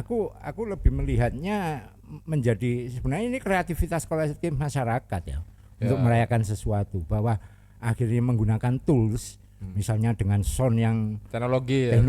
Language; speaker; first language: Indonesian; non-native, local second language; Javanese